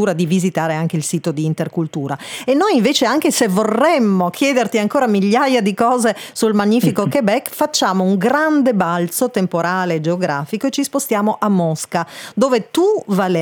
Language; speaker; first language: Italian; native; Italian